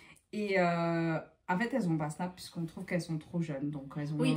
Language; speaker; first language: French; native; French